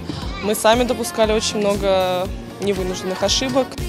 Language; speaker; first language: Russian; native; Russian